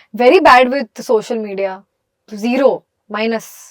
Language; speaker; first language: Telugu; non-native, fluent; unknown